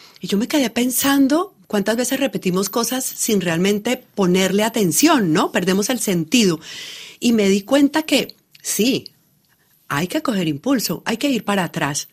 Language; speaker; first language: Spanish; native; Spanish